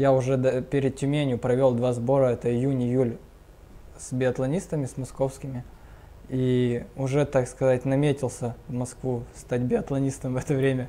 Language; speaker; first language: Russian; native; Russian